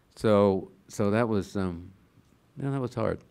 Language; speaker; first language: English; native; English